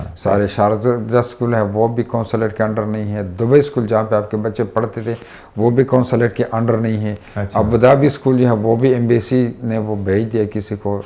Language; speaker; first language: Urdu; non-native, local second language; Pashto